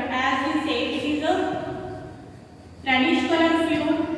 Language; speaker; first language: English; non-native, local second language; Hindi